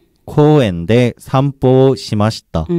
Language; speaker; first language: Japanese; non-native, learner; Korean